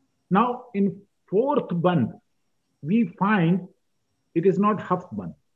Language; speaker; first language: English; non-native, local second language; Urdu